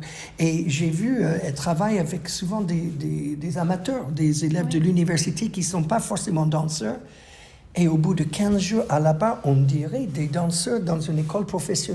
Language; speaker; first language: French; non-native, fluent; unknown